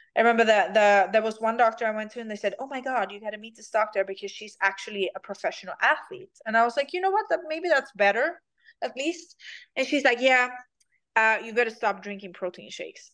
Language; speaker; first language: English; non-native, fluent; Swedish